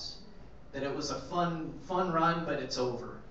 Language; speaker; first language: English; native; English